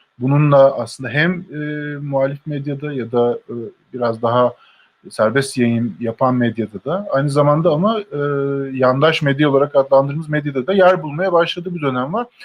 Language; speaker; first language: Turkish; native; Turkish